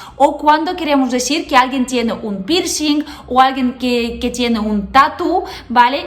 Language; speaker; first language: Spanish; non-native, fluent; Russian